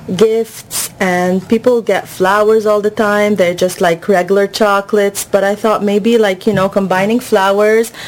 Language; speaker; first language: English; non-native, fluent; Arabic